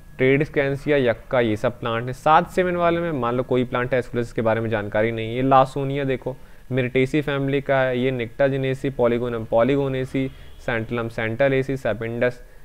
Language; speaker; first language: Hindi; native; Hindi